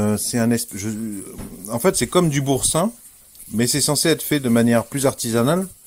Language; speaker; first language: French; native; French